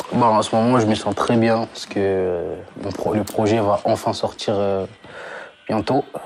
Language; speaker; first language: French; non-native, local second language; Lingala